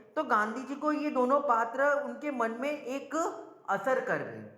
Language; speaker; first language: Hindi; non-native, local second language; Gujarati